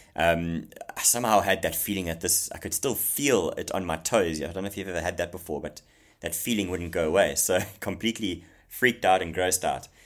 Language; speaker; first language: English; native; English